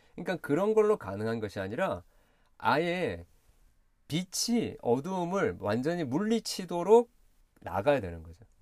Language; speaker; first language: Korean; early bilingual, heritage; Korean